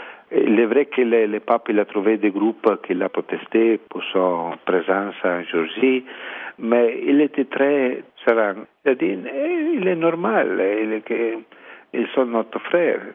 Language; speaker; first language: French; non-native, learner; Italian